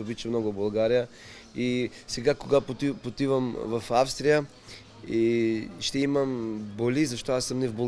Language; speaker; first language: Bulgarian; non-native, learner; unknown